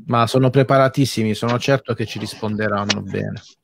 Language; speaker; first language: Italian; native; Italian